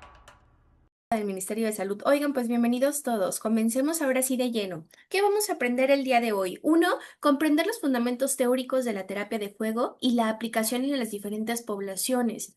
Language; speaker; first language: Spanish; native; Spanish